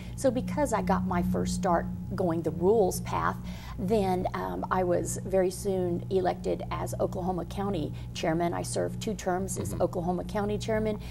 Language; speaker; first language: English; native; English